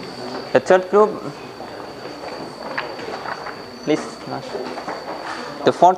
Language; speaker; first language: English; non-native, fluent; Indonesian